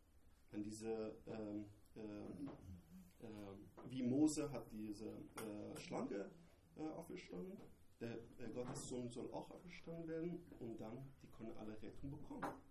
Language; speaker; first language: German; non-native, learner; Persian